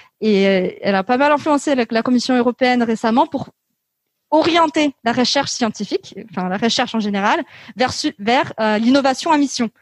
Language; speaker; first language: French; non-native, fluent; Portuguese